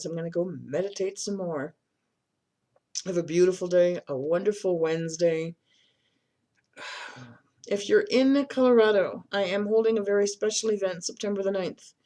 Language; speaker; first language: English; native; English